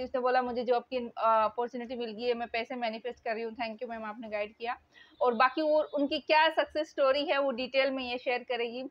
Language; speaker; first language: Hindi; native; Hindi